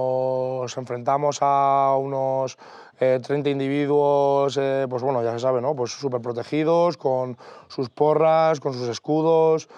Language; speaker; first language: Spanish; native; Spanish